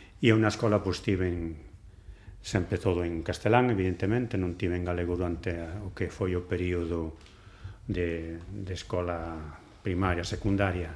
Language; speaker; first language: Galician; non-native, local second language; Spanish